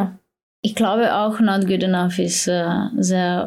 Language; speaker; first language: German; non-native, learner; Slovenian